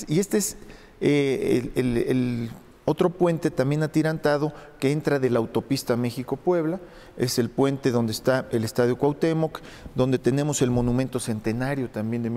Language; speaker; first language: Spanish; native; Spanish